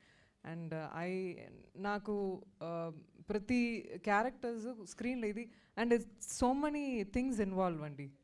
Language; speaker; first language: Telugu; non-native, fluent; Tamil